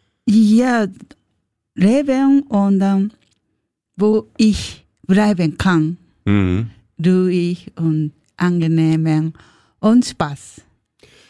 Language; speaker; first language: German; non-native, learner; Japanese